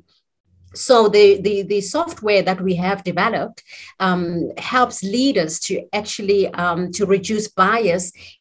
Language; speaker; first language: English; non-native, local second language; Zulu